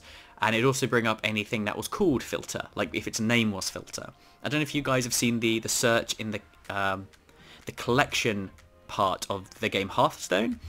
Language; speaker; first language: English; native; English